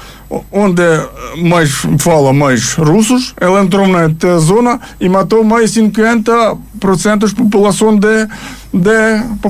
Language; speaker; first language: Portuguese; non-native, learner; Ukrainian